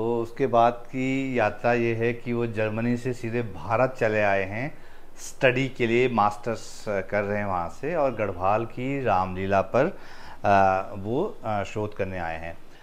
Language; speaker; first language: Hindi; native; Hindi